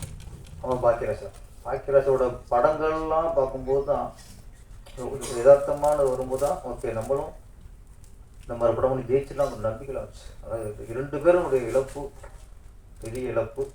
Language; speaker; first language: Tamil; native; Tamil